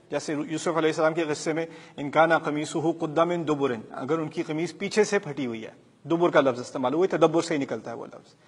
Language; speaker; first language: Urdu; early bilingual, heritage; Urdu